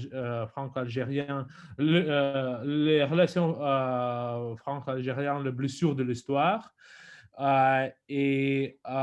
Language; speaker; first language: French; non-native, fluent; Russian